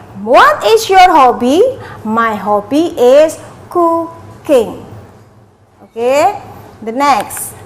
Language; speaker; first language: English; non-native, learner; Indonesian